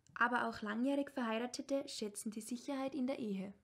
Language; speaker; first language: German; native; German